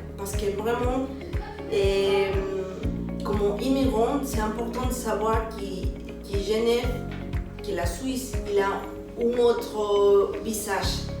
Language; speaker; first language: French; non-native, learner; Spanish